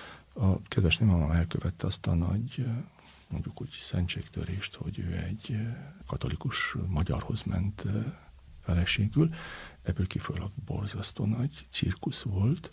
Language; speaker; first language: Hungarian; native; Hungarian